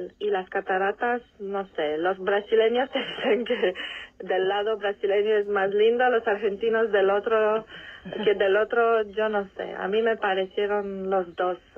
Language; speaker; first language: Spanish; non-native, fluent; Romanian